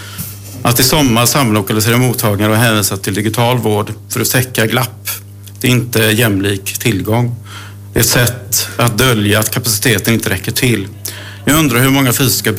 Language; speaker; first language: Swedish; native; Swedish